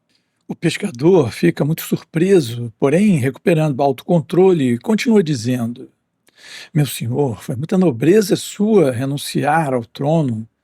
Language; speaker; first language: Portuguese; native; Portuguese